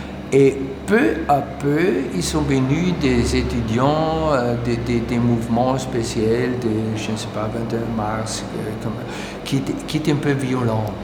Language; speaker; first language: French; non-native, learner; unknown